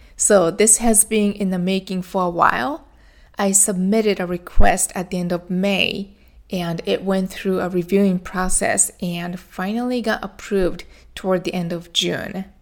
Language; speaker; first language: English; non-native, fluent; Japanese